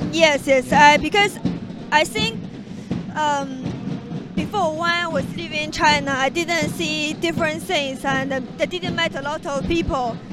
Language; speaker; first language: English; non-native, fluent; Chinese